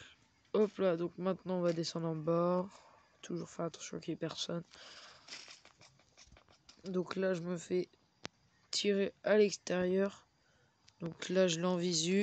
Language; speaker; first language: French; native; French